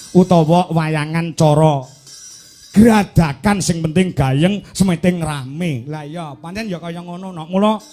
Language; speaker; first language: Javanese; native; Javanese